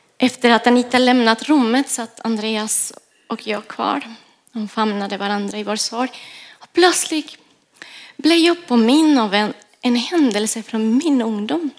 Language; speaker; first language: Swedish; non-native, fluent; Spanish